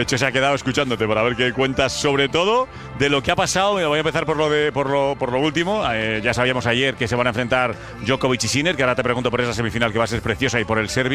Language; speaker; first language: Spanish; native; Spanish